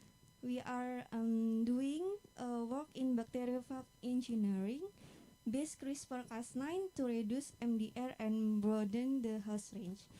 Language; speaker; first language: English; non-native, fluent; Indonesian